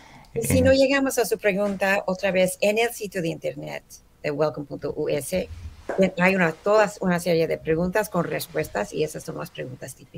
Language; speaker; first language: Spanish; early bilingual, heritage; Spanish